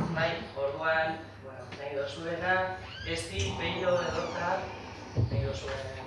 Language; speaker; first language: Basque; native; Basque